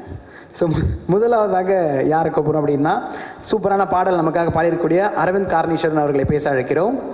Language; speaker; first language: Tamil; native; Tamil